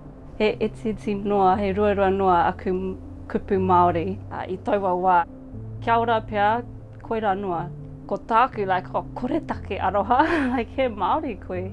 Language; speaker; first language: Māori; non-native, local second language; English